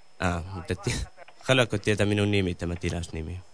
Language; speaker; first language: Finnish; non-native, learner; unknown